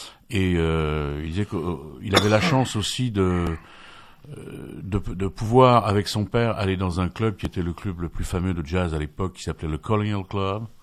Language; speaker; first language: French; native; French